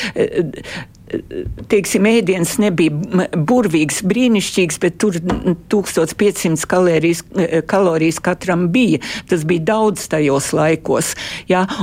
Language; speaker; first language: Latvian; early bilingual, heritage; Latvian